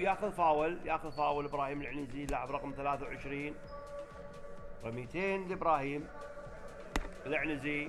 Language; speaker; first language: Arabic; native; Arabic